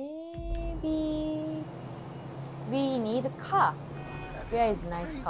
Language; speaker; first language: English; non-native, learner; Japanese